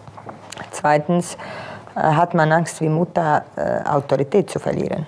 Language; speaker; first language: German; non-native, fluent; Croatian